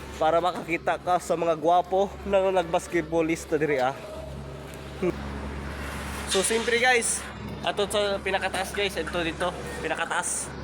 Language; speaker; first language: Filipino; non-native, local second language; Surigaonon